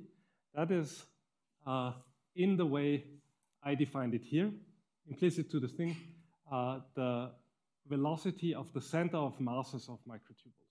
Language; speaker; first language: English; non-native, fluent; German